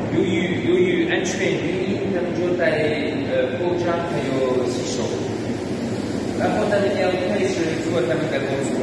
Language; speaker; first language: Chinese; non-native, fluent; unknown